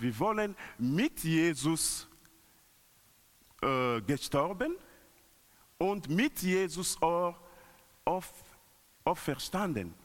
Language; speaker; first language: German; non-native, learner; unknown